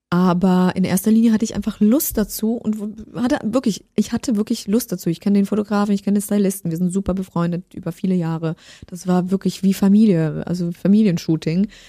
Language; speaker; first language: German; early bilingual, other home language; Polish